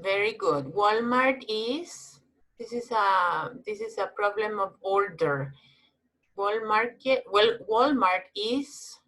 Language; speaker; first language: English; non-native, fluent; Spanish